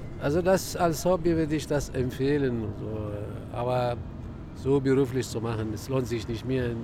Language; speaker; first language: German; non-native, fluent; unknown